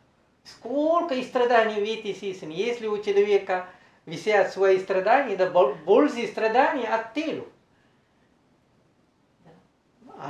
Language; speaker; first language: Russian; non-native, learner; Sinhala